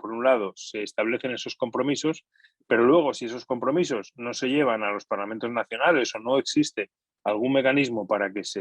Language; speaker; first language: Spanish; native; Spanish